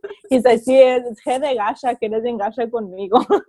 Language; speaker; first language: Spanish; early bilingual, heritage; Spanish